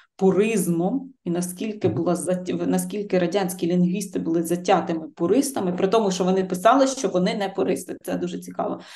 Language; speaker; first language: Ukrainian; native; Ukrainian